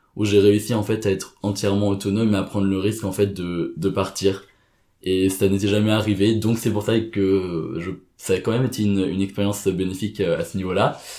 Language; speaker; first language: French; native; French